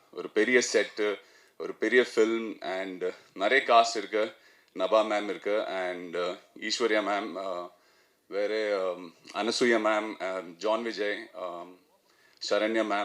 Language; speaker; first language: Tamil; non-native, fluent; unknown